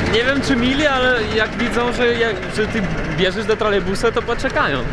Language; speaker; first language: Polish; non-native, learner; Russian